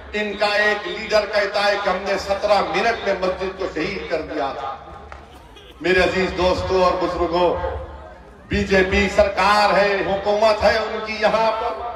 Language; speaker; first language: Urdu; native; Urdu